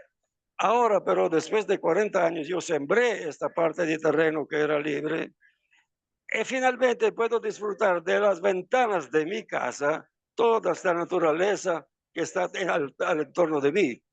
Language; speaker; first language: Spanish; non-native, fluent; Italian